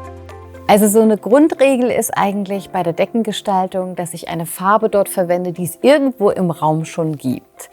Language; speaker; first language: German; native; German